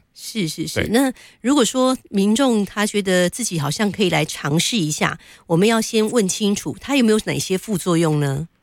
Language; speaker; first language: Chinese; native; Chinese